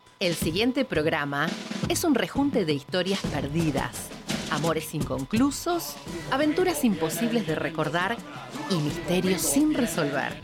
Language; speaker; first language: Spanish; native; Spanish